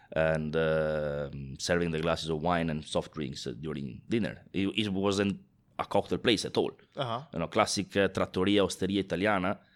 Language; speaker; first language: English; non-native, fluent; Italian